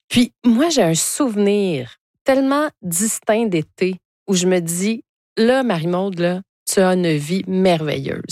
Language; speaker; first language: French; native; French